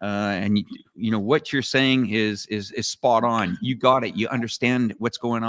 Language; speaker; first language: English; native; English